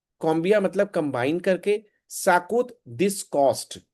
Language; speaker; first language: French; non-native, fluent; Hindi